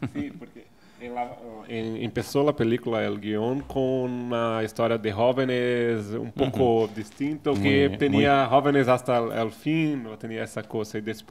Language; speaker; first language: Spanish; non-native, fluent; Portuguese